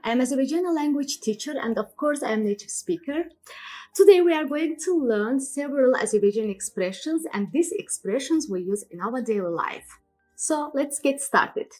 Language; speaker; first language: English; non-native, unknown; Azerbaijani